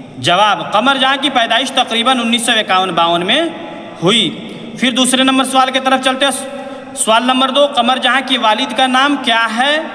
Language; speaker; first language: Urdu; native; Urdu